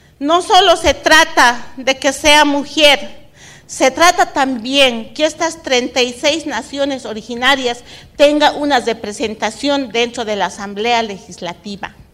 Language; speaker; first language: Spanish; non-native, local second language; Aymara